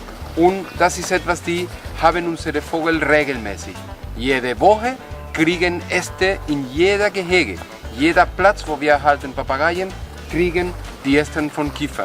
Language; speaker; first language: German; non-native, fluent; Spanish